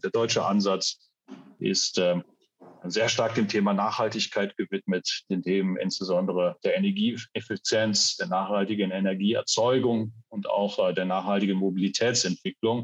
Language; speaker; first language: German; native; German